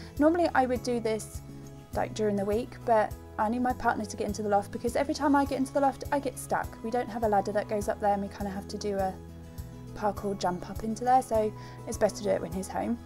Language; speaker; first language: English; native; English